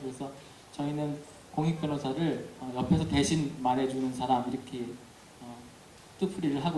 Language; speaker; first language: Korean; native; Korean